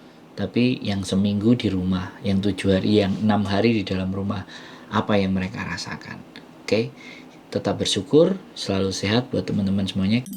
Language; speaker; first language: Indonesian; non-native, local second language; Javanese